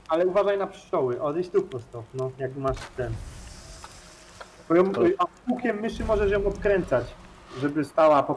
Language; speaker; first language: Polish; native; Polish